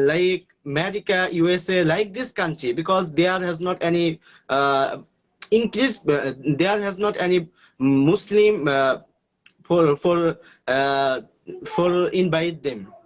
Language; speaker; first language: English; non-native, learner; Bangla